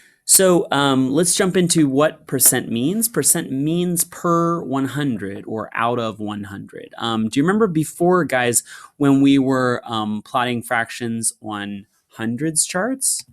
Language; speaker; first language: English; native; English